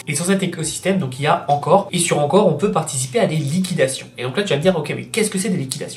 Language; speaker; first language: French; native; French